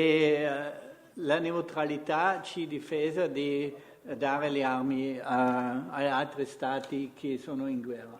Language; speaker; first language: Italian; non-native, fluent; German